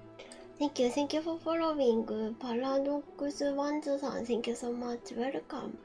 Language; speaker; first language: English; non-native, learner; Japanese